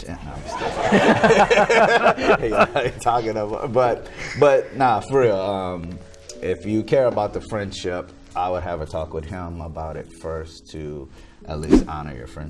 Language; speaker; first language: English; native; English